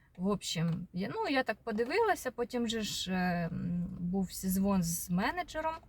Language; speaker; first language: Ukrainian; non-native, local second language; Russian